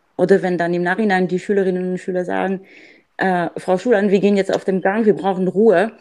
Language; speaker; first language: German; non-native, fluent; French